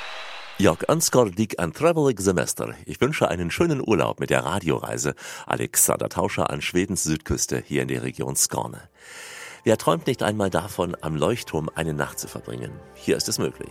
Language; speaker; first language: German; native; German